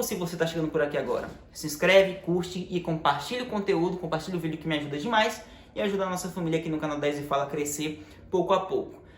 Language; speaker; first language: Portuguese; native; Portuguese